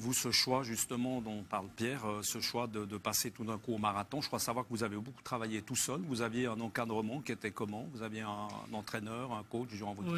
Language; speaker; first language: French; native; French